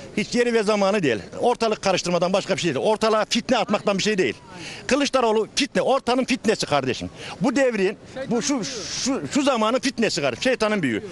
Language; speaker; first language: Turkish; native; Turkish